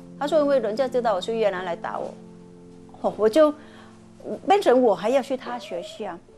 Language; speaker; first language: Chinese; non-native, fluent; Vietnamese